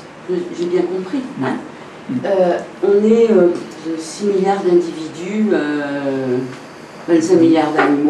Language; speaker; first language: French; native; French